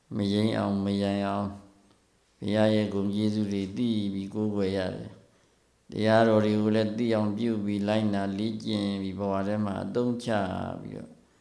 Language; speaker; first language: Burmese; native; Burmese